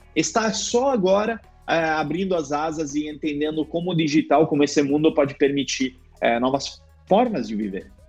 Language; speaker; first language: Portuguese; non-native, fluent; Italian